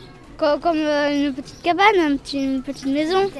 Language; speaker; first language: French; native; French